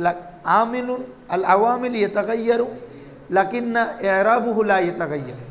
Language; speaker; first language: Arabic; non-native, fluent; Bangla